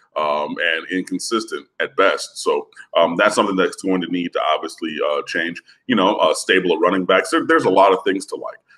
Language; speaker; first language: English; native; English